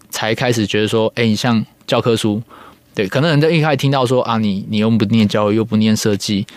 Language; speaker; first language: Chinese; native; Chinese